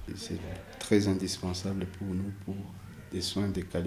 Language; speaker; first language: French; non-native, local second language; Rundi